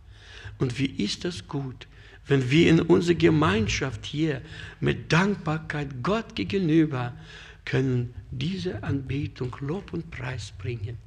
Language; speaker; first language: German; non-native, fluent; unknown